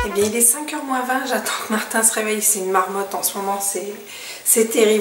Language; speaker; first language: French; native; French